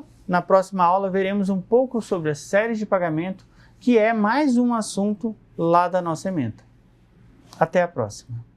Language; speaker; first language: Portuguese; native; Portuguese